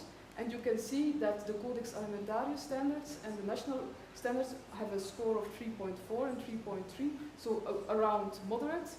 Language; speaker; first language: English; non-native, fluent; Dutch